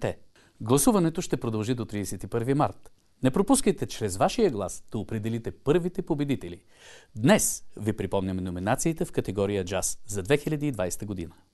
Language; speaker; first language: Bulgarian; native; Bulgarian